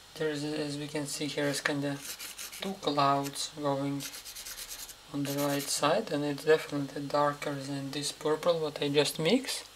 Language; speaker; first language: English; non-native, fluent; Russian